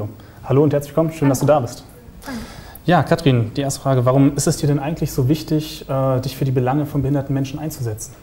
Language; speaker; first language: German; native; German